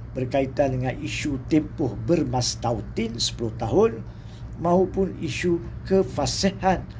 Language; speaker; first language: Malay; native; Malay